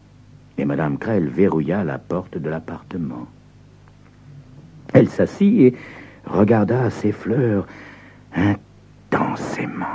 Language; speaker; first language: French; native; French